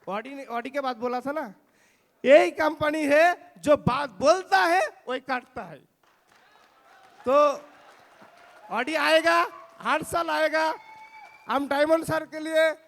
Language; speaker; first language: Hindi; non-native, local second language; Bangla